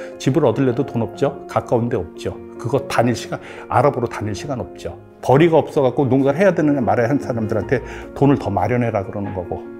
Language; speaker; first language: Korean; native; Korean